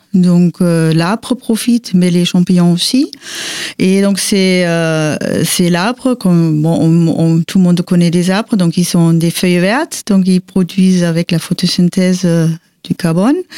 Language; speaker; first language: French; non-native, fluent; German